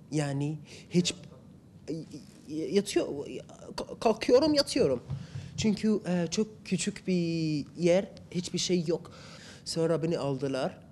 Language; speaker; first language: Turkish; non-native, learner; Arabic